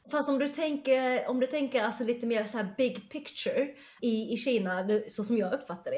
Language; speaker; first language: Swedish; early bilingual, other home language; Chinese